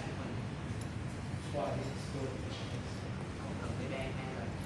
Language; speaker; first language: Vietnamese; native; Vietnamese